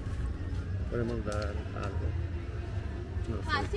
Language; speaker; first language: Spanish; non-native, learner; English